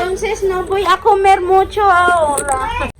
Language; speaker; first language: Spanish; non-native, learner; Filipino